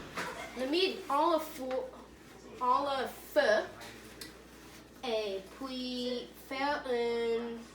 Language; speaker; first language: French; non-native, learner; English